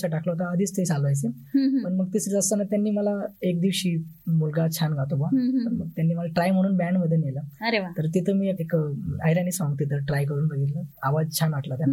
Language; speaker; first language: Marathi; non-native, local second language; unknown